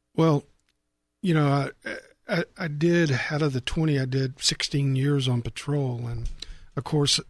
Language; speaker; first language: English; native; English